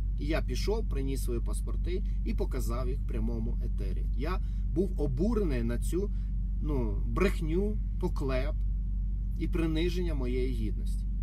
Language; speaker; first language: Ukrainian; non-native, local second language; Russian